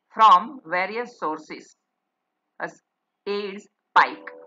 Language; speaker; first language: English; non-native, local second language; Gujarati